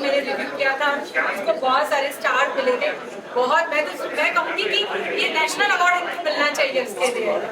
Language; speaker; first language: Hindi; native; Hindi